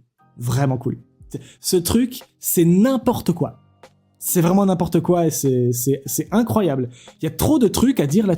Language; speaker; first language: French; native; French